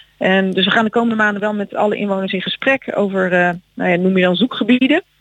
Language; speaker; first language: Dutch; native; Dutch